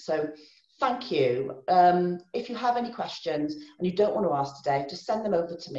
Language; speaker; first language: English; native; English